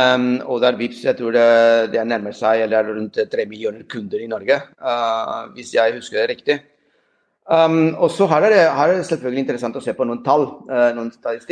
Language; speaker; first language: Norwegian; non-native, fluent; Spanish